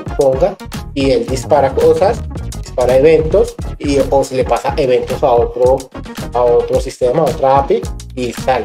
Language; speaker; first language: Spanish; native; Spanish